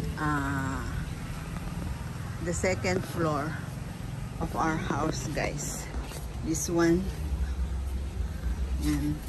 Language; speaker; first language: English; non-native, local second language; Filipino